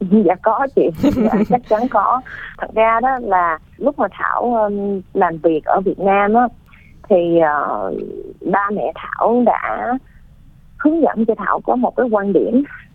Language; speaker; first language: Vietnamese; early bilingual, heritage; Vietnamese